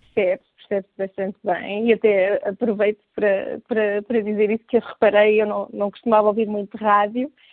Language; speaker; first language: Portuguese; native; Portuguese